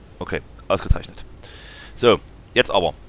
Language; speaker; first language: German; native; German